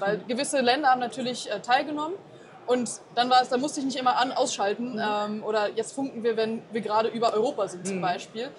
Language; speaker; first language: German; native; German